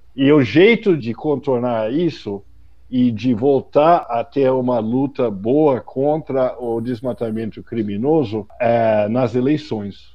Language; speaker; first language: Portuguese; non-native, fluent; English